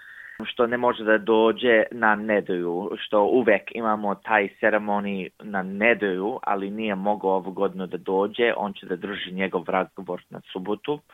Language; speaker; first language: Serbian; early bilingual, heritage; English